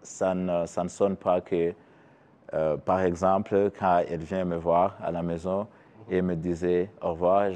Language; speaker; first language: French; non-native, learner; Kinyarwanda